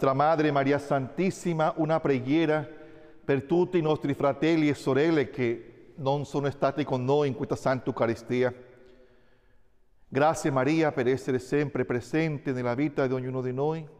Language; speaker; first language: Italian; non-native, fluent; Spanish